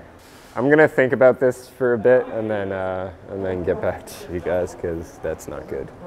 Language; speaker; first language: English; native; English